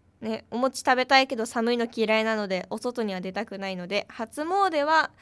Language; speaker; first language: Japanese; native; Japanese